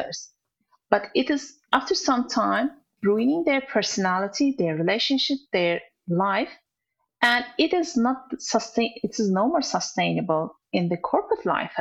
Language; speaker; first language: English; non-native, fluent; Turkish